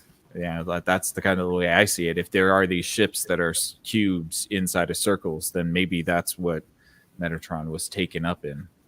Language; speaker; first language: English; native; English